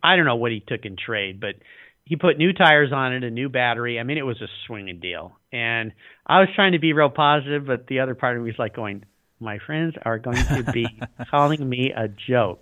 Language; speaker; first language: English; native; English